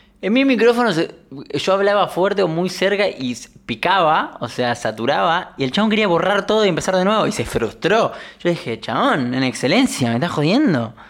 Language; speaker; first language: Spanish; native; Spanish